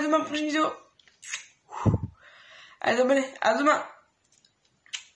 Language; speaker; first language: French; native; French